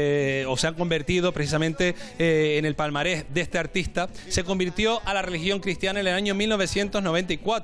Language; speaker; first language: Spanish; native; Spanish